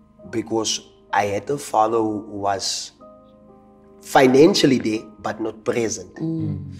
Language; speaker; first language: English; non-native, local second language; Afrikaans